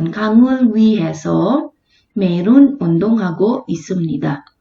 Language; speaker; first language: Korean; non-native, fluent; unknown